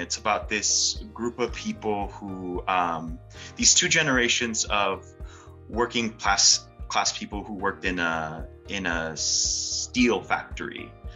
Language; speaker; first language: English; early bilingual, other home language; Spanish